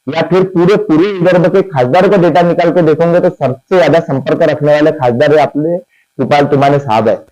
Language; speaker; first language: Hindi; non-native, local second language; Marathi